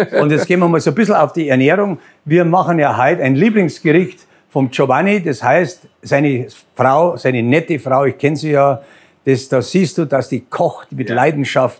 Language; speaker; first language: German; native; German